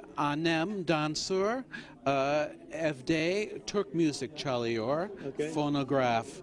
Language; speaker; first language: Turkish; non-native, learner; English